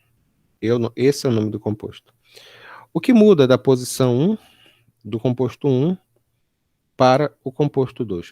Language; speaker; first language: Portuguese; native; Portuguese